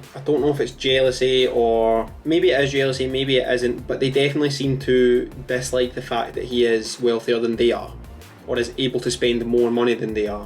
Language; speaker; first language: English; native; English